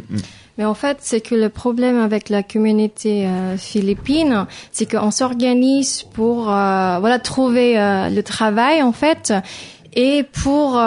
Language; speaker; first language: French; non-native, fluent; Filipino